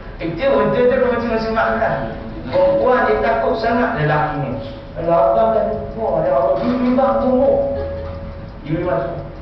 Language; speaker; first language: Malay; non-native, local second language; Tamil